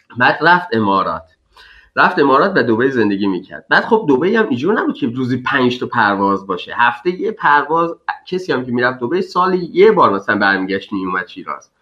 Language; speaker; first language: Persian; native; Persian